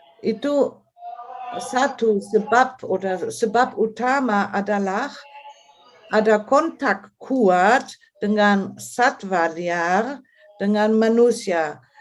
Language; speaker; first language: Indonesian; non-native, fluent; German